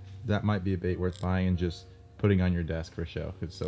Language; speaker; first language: English; native; English